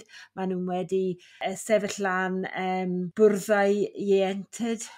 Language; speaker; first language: Welsh; non-native, fluent; English